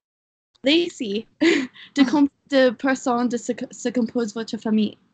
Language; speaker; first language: French; non-native, learner; English